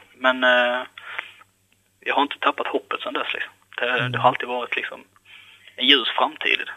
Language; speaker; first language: Swedish; native; Swedish